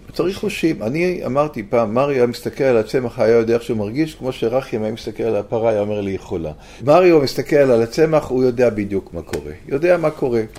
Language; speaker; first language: Hebrew; native; Hebrew